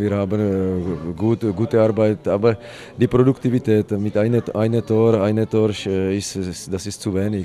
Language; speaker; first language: German; non-native, fluent; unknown